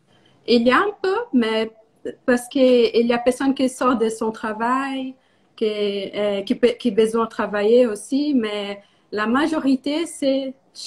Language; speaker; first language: French; non-native, learner; Portuguese